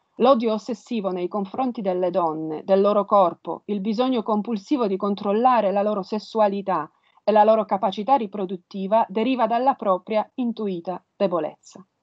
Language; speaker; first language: Italian; non-native, fluent; Polish